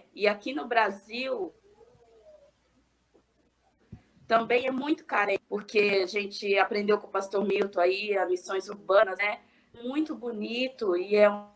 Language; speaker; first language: Portuguese; early bilingual, heritage; Portuguese